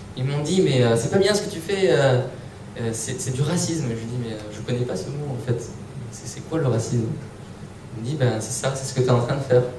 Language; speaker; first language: French; early bilingual, other home language; Persian